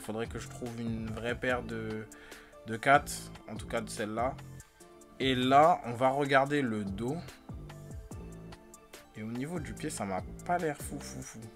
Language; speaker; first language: French; native; French